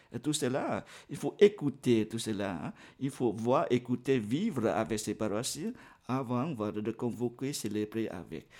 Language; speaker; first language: French; non-native, fluent; Vietnamese